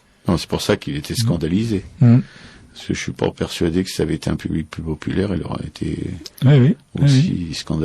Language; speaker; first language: French; native; French